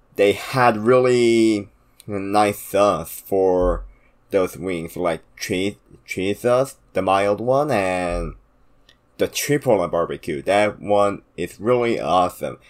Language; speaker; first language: English; non-native, fluent; Korean